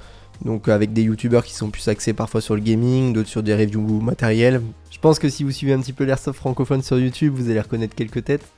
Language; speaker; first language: French; native; French